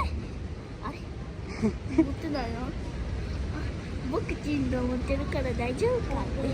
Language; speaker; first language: Japanese; early bilingual, other home language; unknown